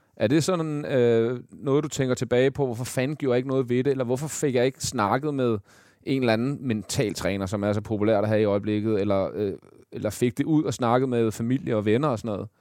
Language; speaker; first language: Danish; native; Danish